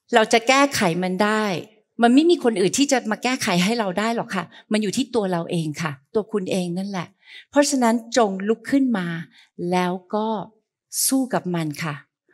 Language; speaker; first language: Thai; early bilingual, heritage; Thai